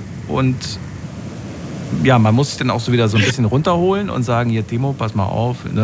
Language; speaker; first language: German; native; German